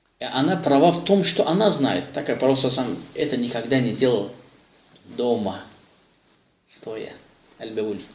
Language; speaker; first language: Russian; non-native, local second language; Azerbaijani